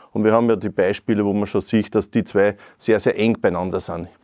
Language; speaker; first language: German; native; German